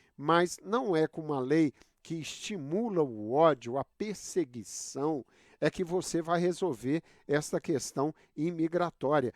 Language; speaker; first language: Portuguese; native; Portuguese